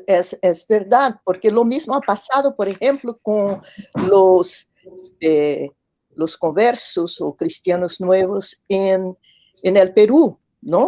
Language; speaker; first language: Spanish; non-native, fluent; Portuguese